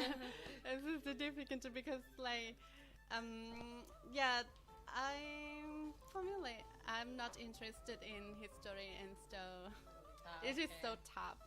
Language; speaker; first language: English; non-native, learner; Vietnamese